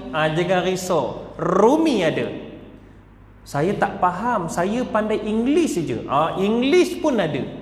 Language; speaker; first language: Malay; native; Malay